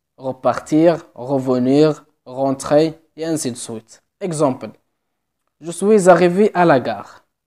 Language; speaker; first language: French; non-native, local second language; Arabic